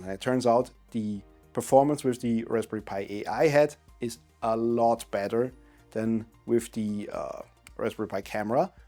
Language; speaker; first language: English; non-native, fluent; German